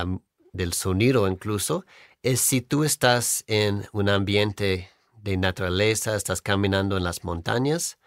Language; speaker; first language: Spanish; non-native, fluent; English